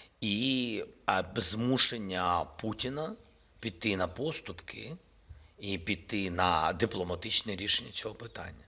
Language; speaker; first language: Ukrainian; non-native, local second language; Russian